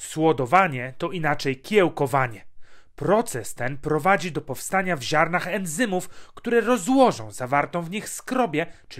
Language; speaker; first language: Polish; native; Polish